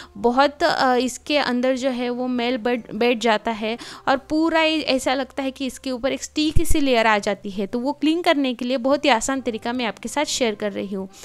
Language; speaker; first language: Hindi; non-native, local second language; Marathi